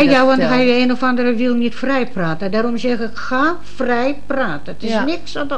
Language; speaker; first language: Dutch; non-native, learner; Russian